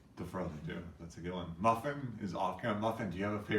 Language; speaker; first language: English; native; English